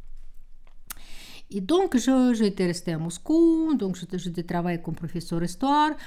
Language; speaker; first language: French; non-native, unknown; Russian